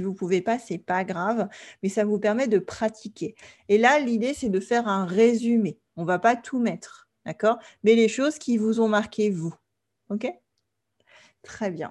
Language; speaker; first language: French; native; French